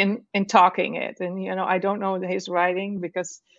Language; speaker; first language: English; non-native, fluent; Dutch